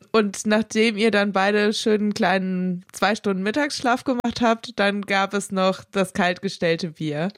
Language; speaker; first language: German; native; German